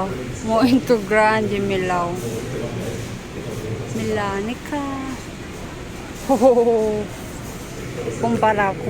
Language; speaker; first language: Portuguese; non-native, learner; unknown